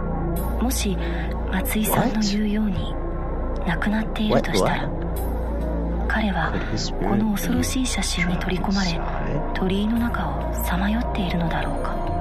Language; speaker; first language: Japanese; native; Japanese